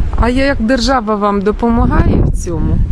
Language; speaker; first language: Ukrainian; native; Ukrainian